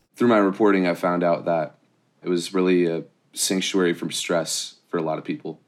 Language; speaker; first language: English; native; English